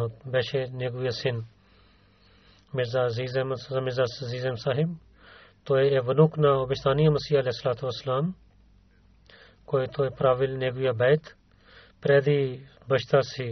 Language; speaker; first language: Bulgarian; non-native, learner; Urdu